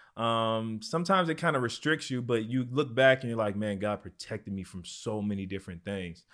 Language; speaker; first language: English; native; English